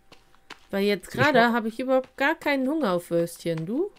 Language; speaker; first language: German; native; German